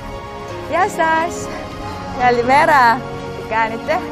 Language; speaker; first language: Greek; non-native, learner; Korean